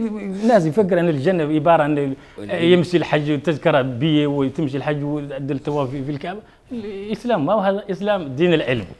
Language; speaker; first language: Arabic; non-native, local second language; Soninke